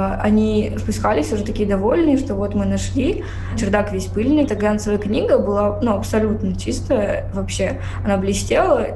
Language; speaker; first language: Russian; native; Russian